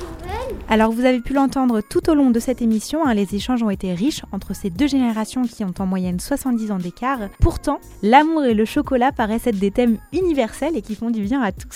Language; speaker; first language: French; native; French